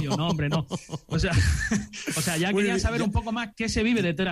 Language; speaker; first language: Spanish; native; Spanish